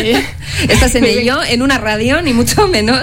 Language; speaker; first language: Spanish; native; Spanish